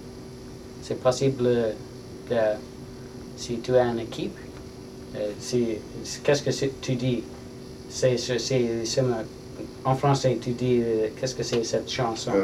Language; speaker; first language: French; non-native, learner; English